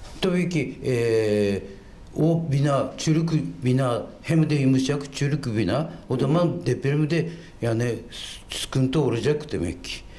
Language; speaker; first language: Turkish; non-native, fluent; Japanese